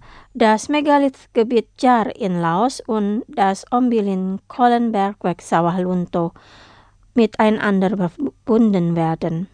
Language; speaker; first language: German; non-native, fluent; Indonesian